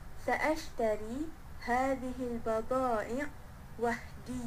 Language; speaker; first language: Arabic; non-native, learner; Malay